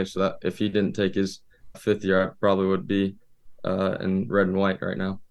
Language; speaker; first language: English; native; English